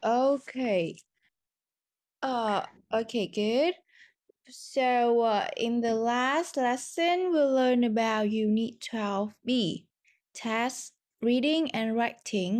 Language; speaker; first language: English; non-native, learner; Vietnamese